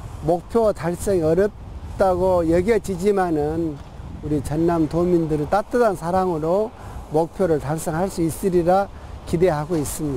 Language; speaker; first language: Korean; native; Korean